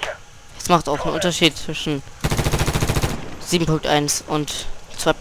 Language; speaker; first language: German; native; German